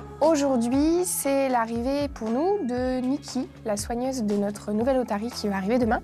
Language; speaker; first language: French; native; French